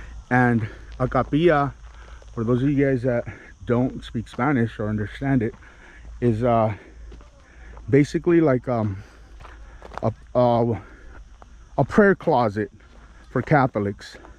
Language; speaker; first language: English; native; English